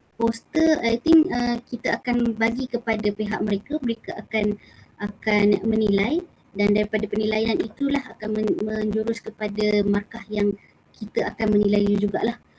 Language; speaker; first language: Malay; native; Malay